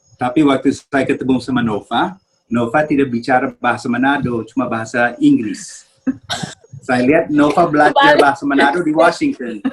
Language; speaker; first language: Indonesian; early bilingual, heritage; Indonesian